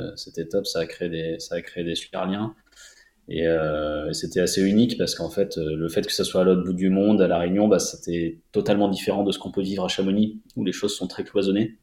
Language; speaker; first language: French; native; French